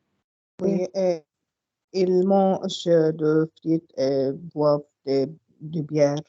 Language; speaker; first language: French; non-native, learner; Arabic